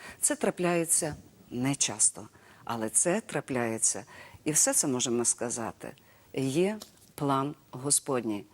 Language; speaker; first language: Ukrainian; native; Ukrainian